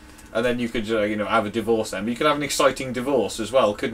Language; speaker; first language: English; native; English